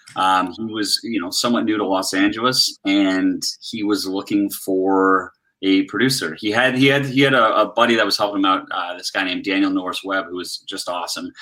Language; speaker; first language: English; native; English